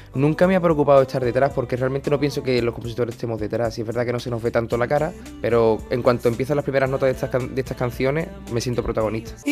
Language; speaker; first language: Spanish; native; Spanish